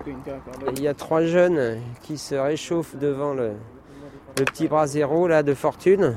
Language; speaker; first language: French; native; French